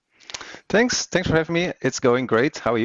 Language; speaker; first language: English; non-native, fluent; Dutch